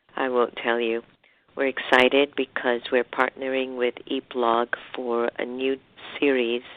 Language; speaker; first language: English; native; English